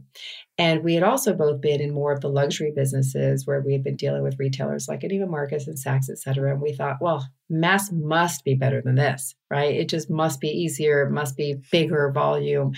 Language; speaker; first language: English; native; English